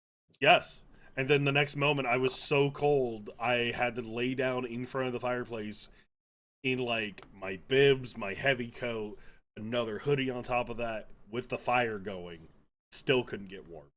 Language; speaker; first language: English; native; English